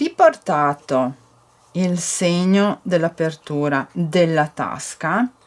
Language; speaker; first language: Italian; native; Italian